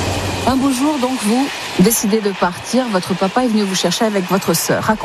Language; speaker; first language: French; native; French